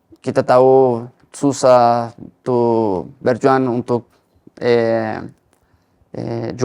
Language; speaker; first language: Indonesian; non-native, learner; Spanish